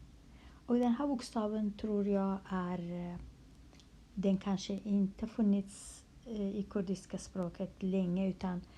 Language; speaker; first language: Swedish; non-native, local second language; Kurdish